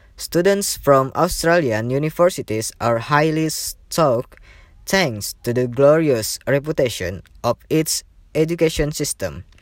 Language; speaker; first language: English; non-native, learner; Indonesian